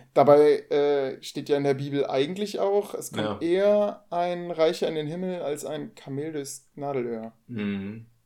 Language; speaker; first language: German; non-native, fluent; Polish